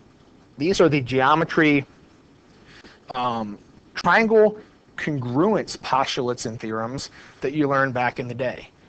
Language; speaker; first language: English; native; English